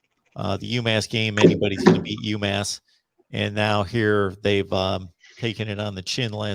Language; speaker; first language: English; native; English